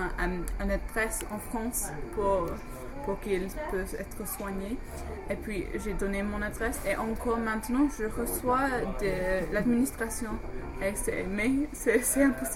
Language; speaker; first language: French; non-native, fluent; English